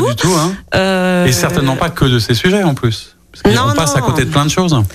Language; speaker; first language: French; native; French